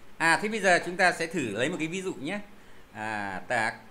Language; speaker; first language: Vietnamese; native; Vietnamese